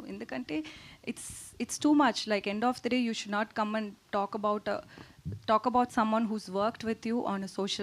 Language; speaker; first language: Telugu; non-native, learner; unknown